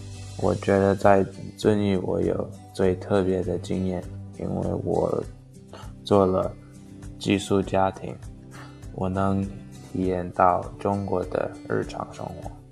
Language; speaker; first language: Chinese; non-native, fluent; English